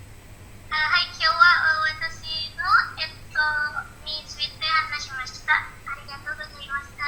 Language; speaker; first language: Japanese; non-native, learner; Indonesian